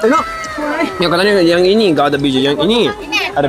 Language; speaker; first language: Indonesian; non-native, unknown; Japanese